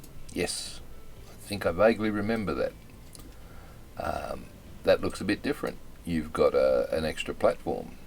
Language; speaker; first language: English; native; English